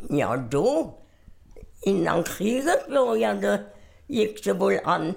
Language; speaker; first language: Swedish; non-native, fluent; German